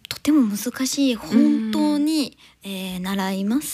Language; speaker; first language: Japanese; non-native, learner; English